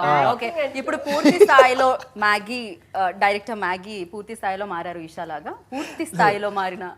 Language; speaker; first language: Telugu; native; Telugu